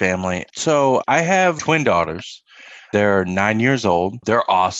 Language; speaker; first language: English; native; English